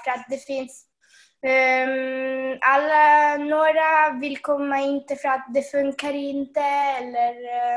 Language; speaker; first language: Swedish; early bilingual, heritage; Swedish